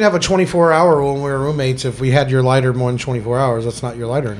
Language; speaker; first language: English; native; English